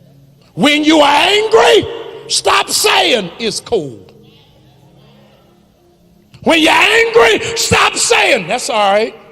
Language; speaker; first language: English; native; English